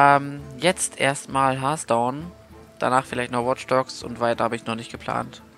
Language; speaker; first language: German; native; German